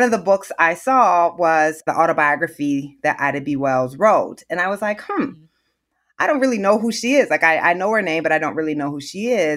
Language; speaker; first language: English; native; English